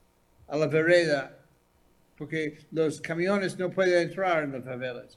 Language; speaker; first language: Spanish; non-native, fluent; English